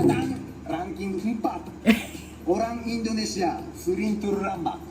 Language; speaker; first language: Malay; non-native, fluent; Japanese